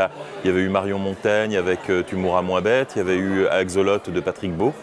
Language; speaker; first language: French; native; French